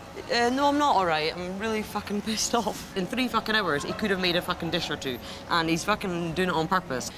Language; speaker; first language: English; native; English